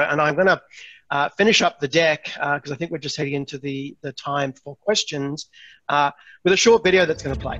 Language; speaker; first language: English; native; English